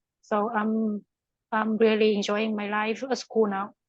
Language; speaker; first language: English; non-native, learner; Vietnamese